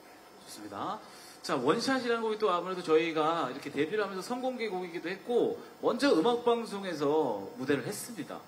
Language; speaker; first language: Korean; native; Korean